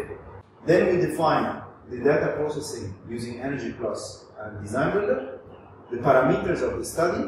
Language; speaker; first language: English; non-native, learner; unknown